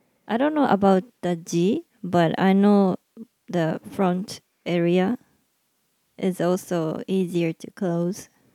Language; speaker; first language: English; non-native, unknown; Japanese